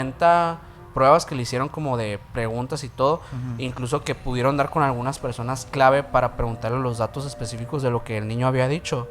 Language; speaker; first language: Spanish; native; Spanish